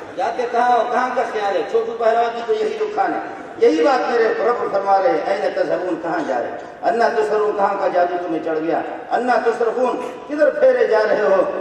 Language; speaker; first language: Urdu; non-native, local second language; Brahui